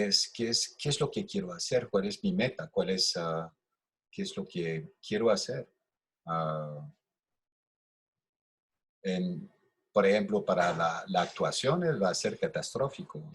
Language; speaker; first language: Spanish; non-native, fluent; French